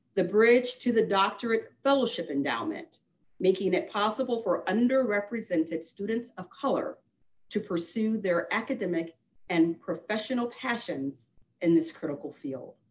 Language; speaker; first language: English; native; English